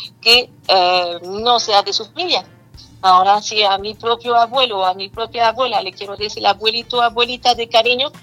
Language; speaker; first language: Spanish; non-native, fluent; French